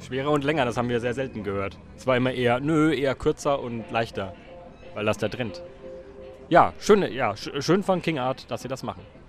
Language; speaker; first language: German; native; German